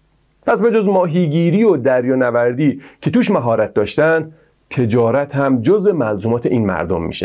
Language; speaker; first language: Persian; native; Persian